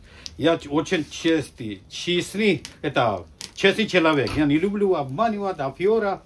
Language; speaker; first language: Russian; non-native, fluent; Georgian